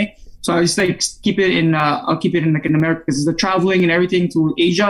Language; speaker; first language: English; non-native, fluent; Italian